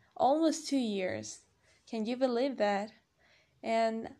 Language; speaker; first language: English; non-native, learner; Spanish